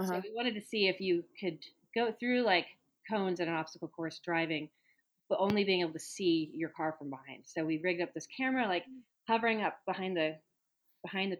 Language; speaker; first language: English; native; English